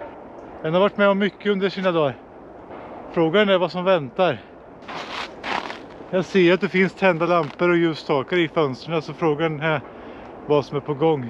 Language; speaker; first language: Swedish; native; Swedish